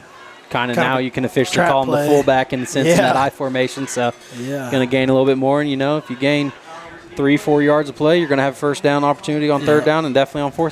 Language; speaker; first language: English; native; English